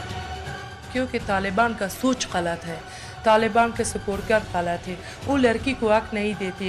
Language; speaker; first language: Hindi; non-native, learner; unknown